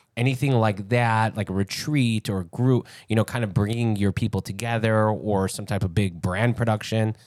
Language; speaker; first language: English; native; English